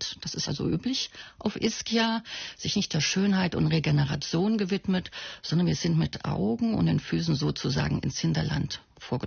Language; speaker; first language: German; native; German